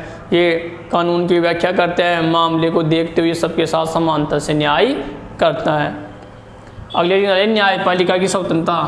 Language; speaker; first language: Hindi; native; Hindi